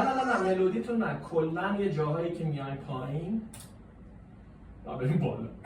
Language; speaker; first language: Persian; native; Persian